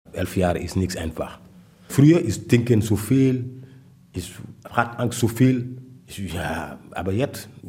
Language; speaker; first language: German; non-native, learner; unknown